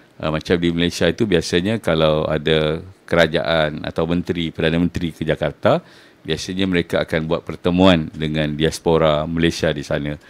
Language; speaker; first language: Malay; native; Malay